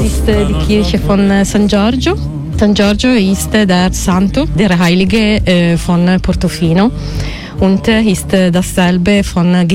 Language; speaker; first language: German; non-native, learner; Italian